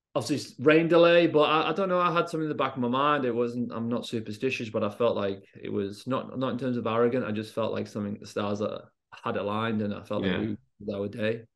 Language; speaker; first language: English; native; English